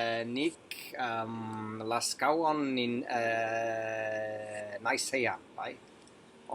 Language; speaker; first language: Basque; non-native, learner; English